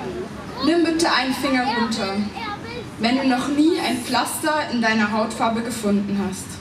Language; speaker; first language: German; native; German